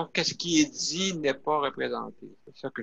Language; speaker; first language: French; native; French